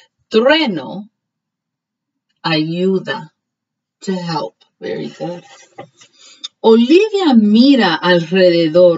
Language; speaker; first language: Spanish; early bilingual, heritage; Spanish